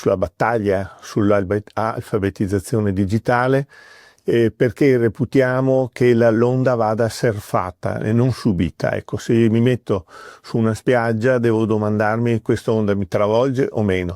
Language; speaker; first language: Italian; native; Italian